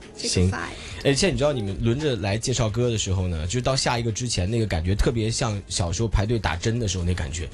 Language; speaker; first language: Chinese; native; Chinese